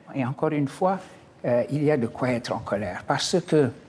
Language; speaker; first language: French; non-native, local second language; Wolof